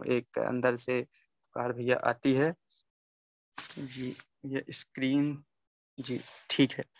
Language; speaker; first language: Hindi; native; Hindi